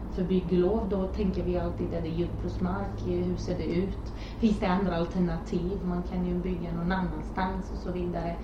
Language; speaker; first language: Swedish; non-native, fluent; Romanian